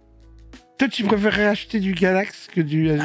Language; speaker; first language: French; native; French